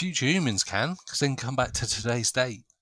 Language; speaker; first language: English; native; English